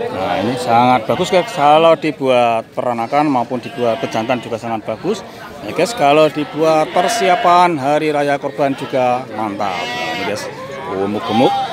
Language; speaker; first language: Indonesian; non-native, local second language; Javanese